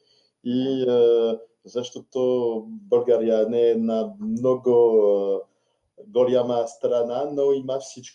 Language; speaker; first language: Bulgarian; non-native, learner; French